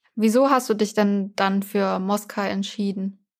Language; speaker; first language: German; native; German